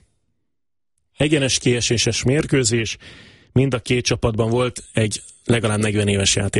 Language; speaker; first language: Hungarian; native; Hungarian